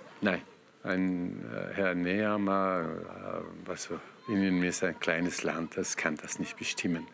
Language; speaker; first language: German; non-native, fluent; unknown